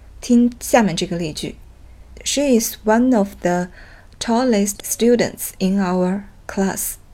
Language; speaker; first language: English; non-native, fluent; Chinese